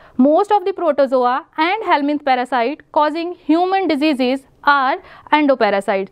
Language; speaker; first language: English; non-native, local second language; Punjabi